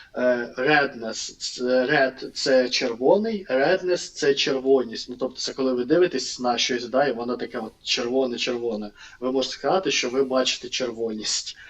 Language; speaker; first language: Ukrainian; non-native, local second language; Russian